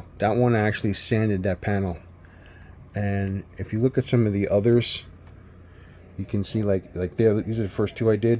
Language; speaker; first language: English; native; English